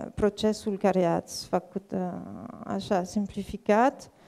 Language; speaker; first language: Romanian; non-native, fluent; French